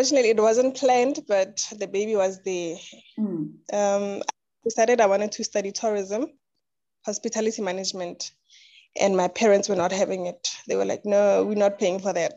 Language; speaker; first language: English; non-native, local second language; Tswana